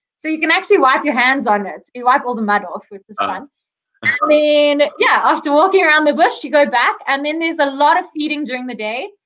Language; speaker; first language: English; native; English